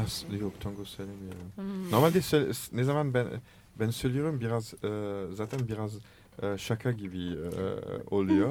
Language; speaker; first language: Turkish; non-native, learner; French